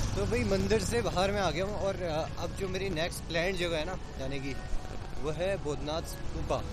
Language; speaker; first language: Hindi; native; Hindi